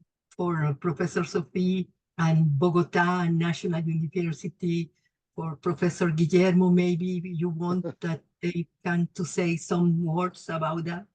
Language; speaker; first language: English; non-native, learner; Spanish